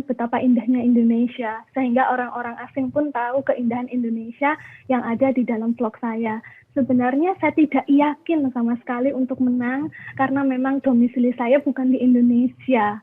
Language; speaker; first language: Indonesian; non-native, local second language; Javanese